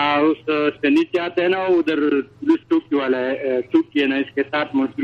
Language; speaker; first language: Hindi; non-native, local second language; Pashto